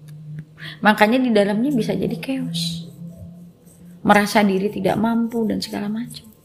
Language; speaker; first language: Indonesian; native; Indonesian